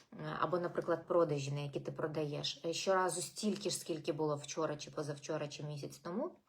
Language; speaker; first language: Ukrainian; non-native, local second language; Russian